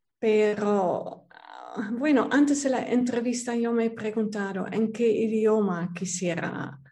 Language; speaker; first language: Spanish; non-native, fluent; Dutch